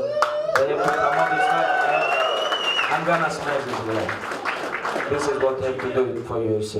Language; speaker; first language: English; non-native, learner; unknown